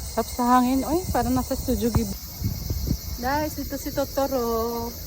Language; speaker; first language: Filipino; non-native, local second language; Cebuano